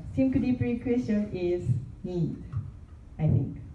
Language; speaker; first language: English; non-native, learner; Korean